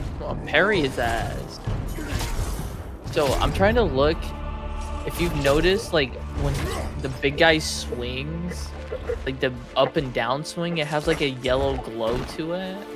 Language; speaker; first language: English; native; English